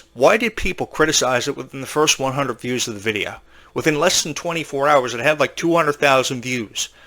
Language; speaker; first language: English; native; English